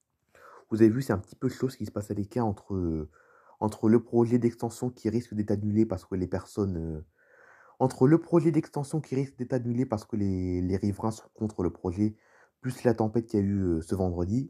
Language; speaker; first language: French; native; French